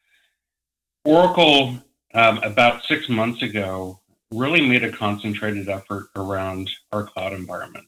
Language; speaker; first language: English; native; English